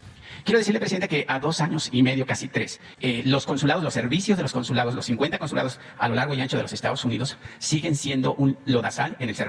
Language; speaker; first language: Spanish; native; Spanish